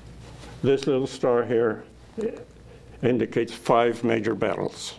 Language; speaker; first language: English; native; English